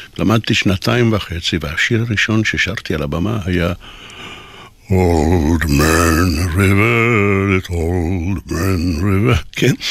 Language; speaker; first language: Hebrew; non-native, fluent; Polish